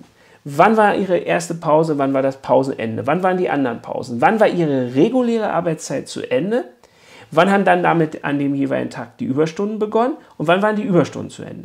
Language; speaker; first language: German; native; German